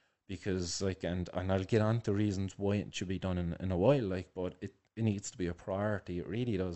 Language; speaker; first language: English; native; English